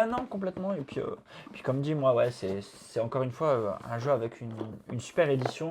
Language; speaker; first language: French; native; French